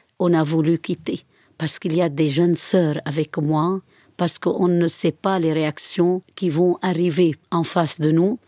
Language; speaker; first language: French; non-native, fluent; Arabic